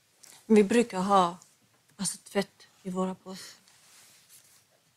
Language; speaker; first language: Swedish; non-native, fluent; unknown